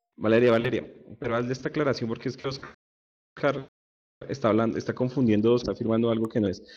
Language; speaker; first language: Spanish; native; Spanish